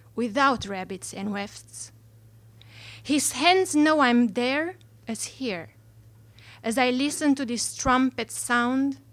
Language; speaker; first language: English; non-native, fluent; Romanian